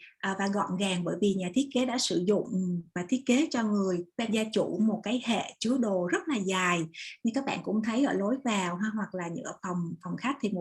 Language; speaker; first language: Vietnamese; native; Vietnamese